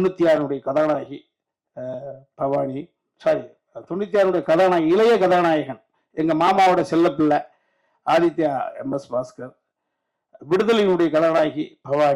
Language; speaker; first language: Tamil; native; Tamil